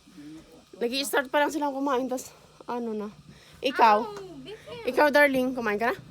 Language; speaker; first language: Filipino; native; Filipino